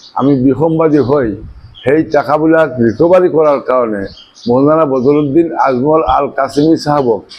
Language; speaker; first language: Assamese; non-native, local second language; Bangla